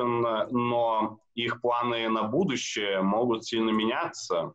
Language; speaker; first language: Russian; native; Russian